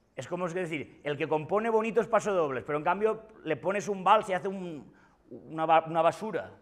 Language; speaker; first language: Spanish; non-native, local second language; Catalan